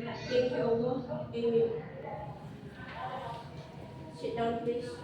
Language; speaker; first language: English; non-native, learner; Indonesian